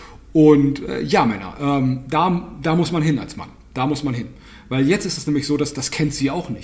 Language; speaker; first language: German; native; German